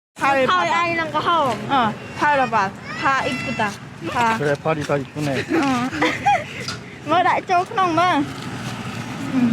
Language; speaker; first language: Korean; non-native, fluent; Khmer